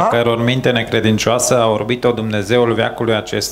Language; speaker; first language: Romanian; native; Romanian